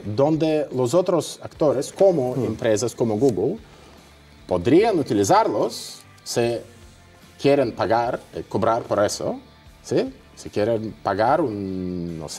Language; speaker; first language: Spanish; non-native, fluent; Russian